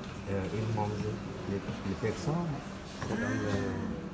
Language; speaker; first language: French; non-native, learner; Khmer